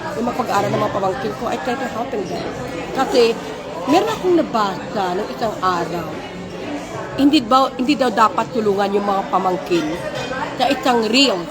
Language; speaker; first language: Filipino; non-native, local second language; Hiligaynon